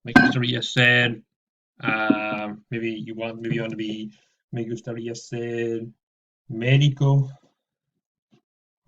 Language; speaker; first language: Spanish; non-native, fluent; English